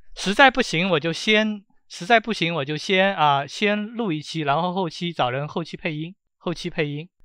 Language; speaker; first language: Chinese; native; Chinese